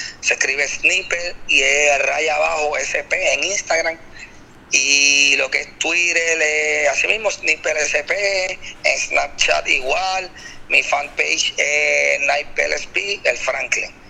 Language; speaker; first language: Spanish; native; Spanish